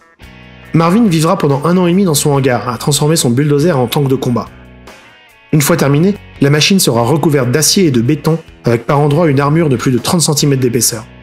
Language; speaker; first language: French; native; French